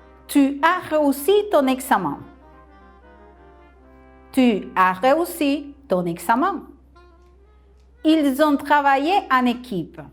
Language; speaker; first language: French; non-native, fluent; Spanish